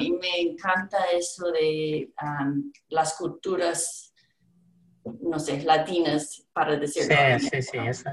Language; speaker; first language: Spanish; non-native, learner; English